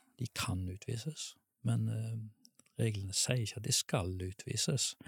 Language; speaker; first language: Norwegian; native; Norwegian